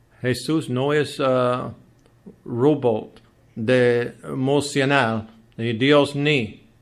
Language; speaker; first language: Spanish; non-native, learner; English